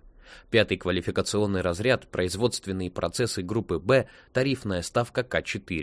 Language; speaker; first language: Russian; native; Russian